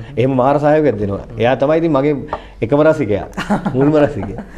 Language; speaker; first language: Sinhala; native; Sinhala